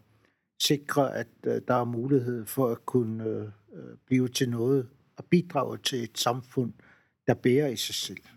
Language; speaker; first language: Danish; non-native, local second language; Kalaallisut